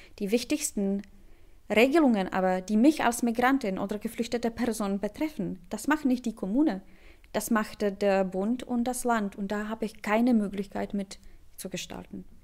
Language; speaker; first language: German; non-native, fluent; Czech